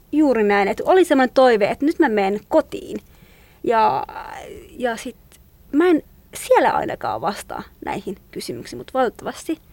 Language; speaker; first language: Finnish; non-native, fluent; Kurdish